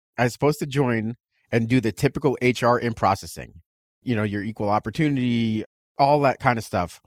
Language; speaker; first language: English; early bilingual, other home language; Russian